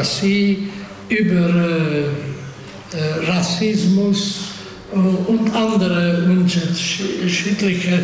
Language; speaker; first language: German; non-native, fluent; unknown